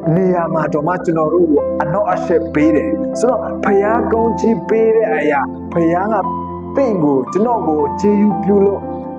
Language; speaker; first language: Burmese; non-native, local second language; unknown